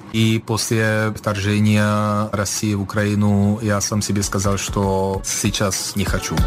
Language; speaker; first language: Russian; non-native, fluent; Czech